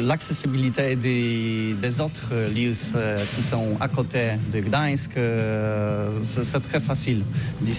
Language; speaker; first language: French; non-native, fluent; Polish